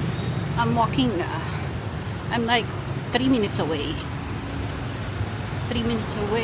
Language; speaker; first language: English; non-native, local second language; Filipino